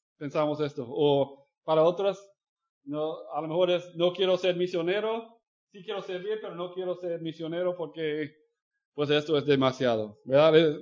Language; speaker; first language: Spanish; non-native, fluent; English